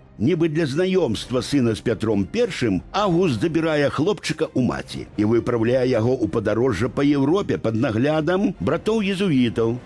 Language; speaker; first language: Belarusian; native; Belarusian